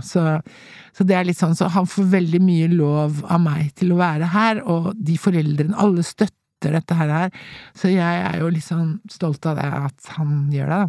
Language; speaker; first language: Norwegian; native; Norwegian